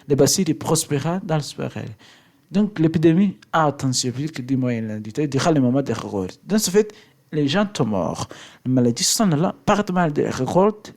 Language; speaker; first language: French; non-native, learner; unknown